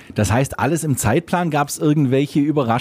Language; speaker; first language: German; native; German